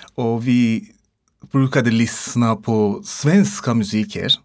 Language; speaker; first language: Swedish; non-native, learner; Persian